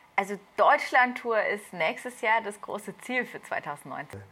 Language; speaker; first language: German; native; German